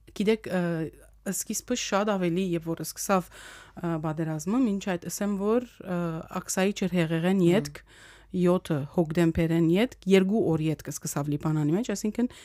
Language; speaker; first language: Armenian; early bilingual, heritage; Armenian